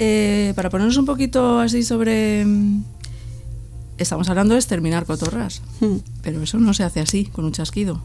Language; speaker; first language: Spanish; native; Spanish